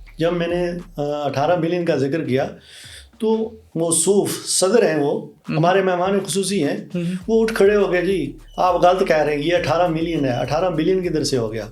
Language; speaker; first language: Urdu; non-native, local second language; Punjabi